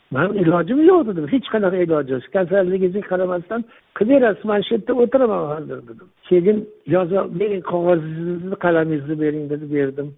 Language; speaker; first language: Uzbek; non-native, local second language; Tajik